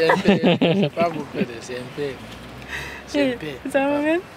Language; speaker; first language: French; non-native, learner; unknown